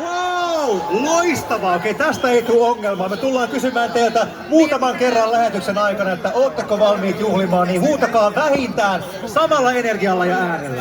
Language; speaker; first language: Finnish; native; Finnish